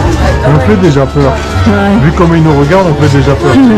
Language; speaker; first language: French; native; French